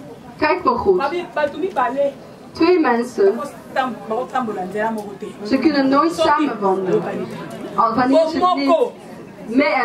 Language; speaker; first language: Dutch; non-native, fluent; Lingala